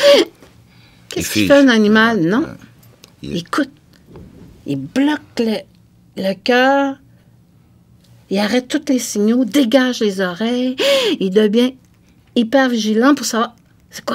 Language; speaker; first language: French; native; French